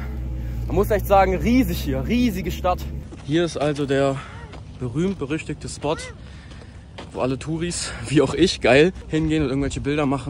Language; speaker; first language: German; native; German